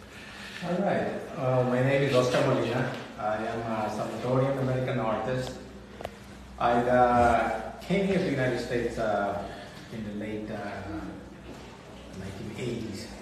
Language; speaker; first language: English; non-native, fluent; Spanish